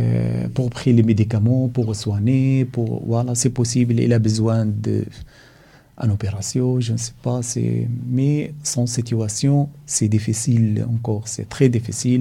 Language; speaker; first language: French; non-native, learner; Arabic